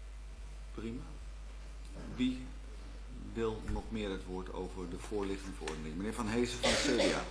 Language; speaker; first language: Dutch; native; Dutch